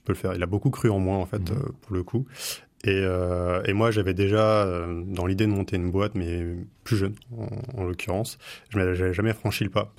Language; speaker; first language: French; native; French